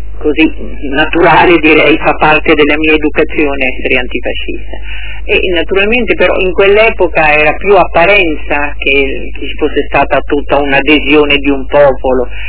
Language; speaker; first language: Italian; native; Italian